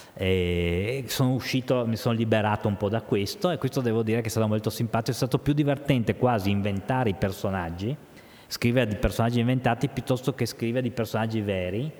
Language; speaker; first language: Italian; native; Italian